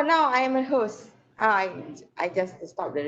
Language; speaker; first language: English; non-native, learner; Malay